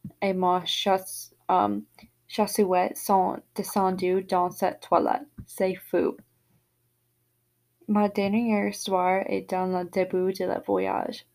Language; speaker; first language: French; non-native, learner; English